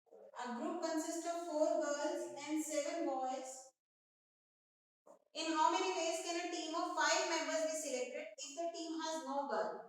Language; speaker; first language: English; non-native, local second language; Hindi